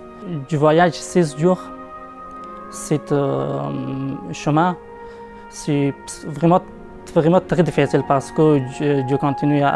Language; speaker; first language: French; non-native, learner; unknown